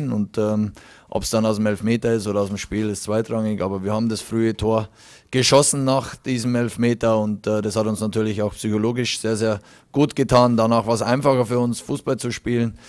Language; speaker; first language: German; native; German